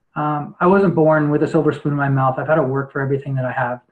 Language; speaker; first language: English; native; English